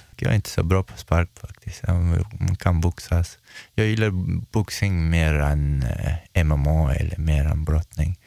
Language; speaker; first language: Swedish; non-native, fluent; Chechen